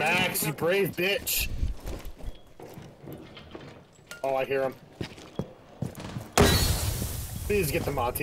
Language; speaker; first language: English; native; English